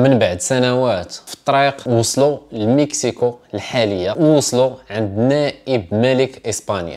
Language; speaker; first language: Arabic; native; Arabic